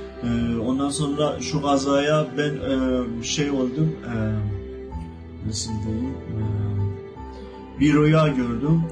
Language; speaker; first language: Turkish; non-native, local second language; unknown